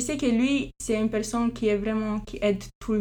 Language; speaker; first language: French; non-native, fluent; Romanian